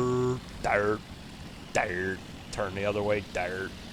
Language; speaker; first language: English; native; English